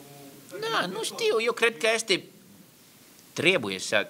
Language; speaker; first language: Romanian; non-native, learner; Italian